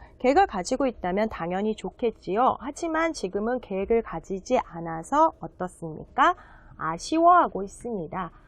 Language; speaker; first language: Korean; native; Korean